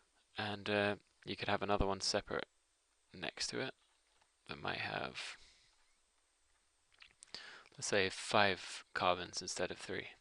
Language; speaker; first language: English; native; English